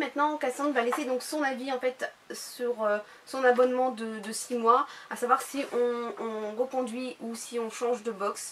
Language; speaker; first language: French; native; French